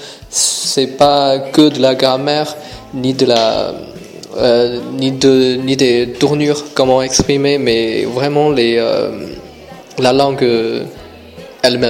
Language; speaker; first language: French; non-native, fluent; Chinese